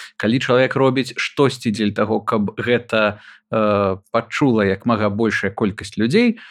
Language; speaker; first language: Belarusian; non-native, local second language; Russian